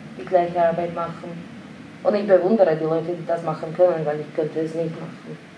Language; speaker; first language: German; non-native, fluent; Slovak